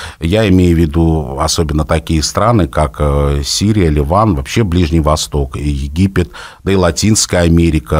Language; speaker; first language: Russian; native; Russian